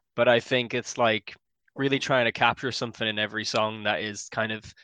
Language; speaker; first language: English; native; English